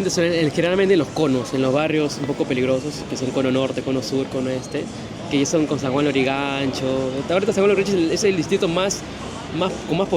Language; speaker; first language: Spanish; native; Spanish